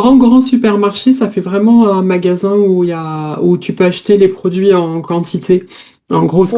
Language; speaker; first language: French; native; French